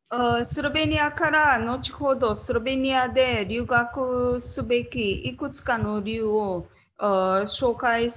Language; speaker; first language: Japanese; non-native, learner; Slovenian